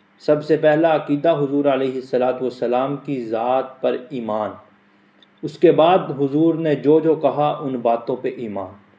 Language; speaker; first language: Urdu; non-native, local second language; Punjabi